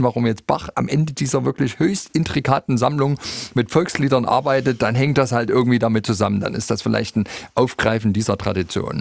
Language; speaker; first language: German; native; German